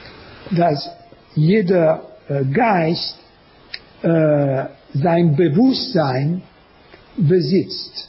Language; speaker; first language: German; non-native, learner; French